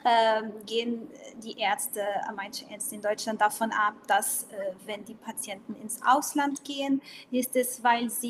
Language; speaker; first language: German; non-native, local second language; Portuguese